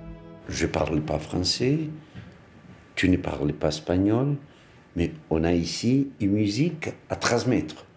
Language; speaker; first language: French; non-native, fluent; Spanish